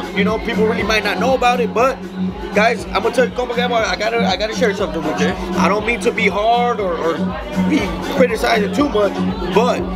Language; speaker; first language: English; early bilingual, other home language; Spanish